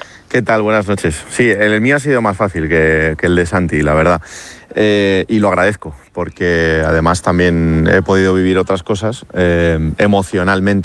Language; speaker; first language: Spanish; native; Spanish